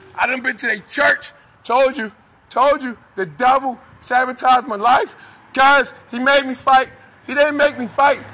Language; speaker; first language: English; native; English